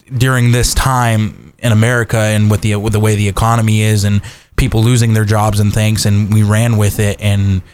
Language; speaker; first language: English; native; English